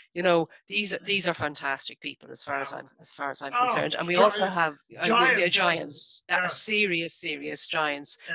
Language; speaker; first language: English; native; English